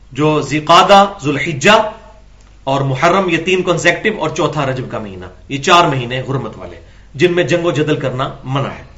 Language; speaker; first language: Urdu; non-native, local second language; Punjabi